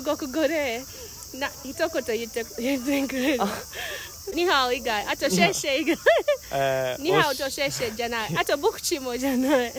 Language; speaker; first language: Japanese; non-native, fluent; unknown